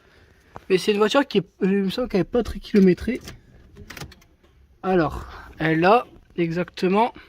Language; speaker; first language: French; native; French